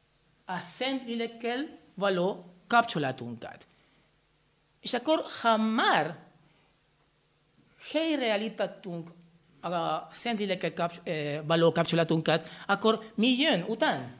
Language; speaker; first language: Hungarian; non-native, fluent; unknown